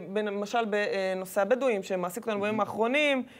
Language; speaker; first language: Hebrew; native; Hebrew